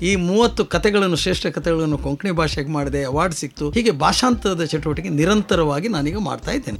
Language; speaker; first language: Kannada; non-native, local second language; Konkani